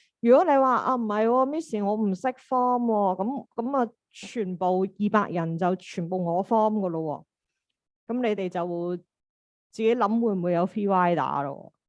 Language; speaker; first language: Cantonese; native; Cantonese